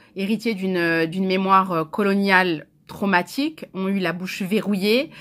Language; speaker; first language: French; native; French